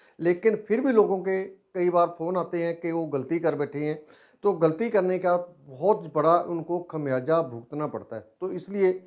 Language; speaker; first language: Hindi; non-native, local second language; Punjabi